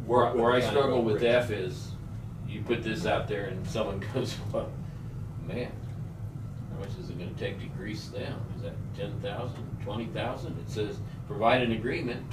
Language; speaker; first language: English; native; English